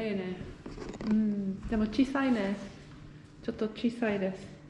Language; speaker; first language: Japanese; non-native, learner; English